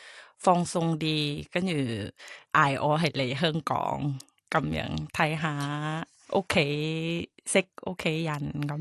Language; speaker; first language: Cantonese; non-native, learner; Thai